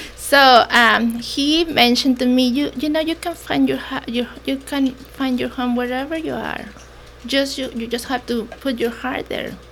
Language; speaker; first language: English; non-native, fluent; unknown